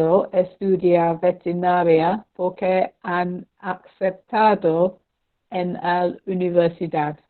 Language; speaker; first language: Spanish; non-native, learner; English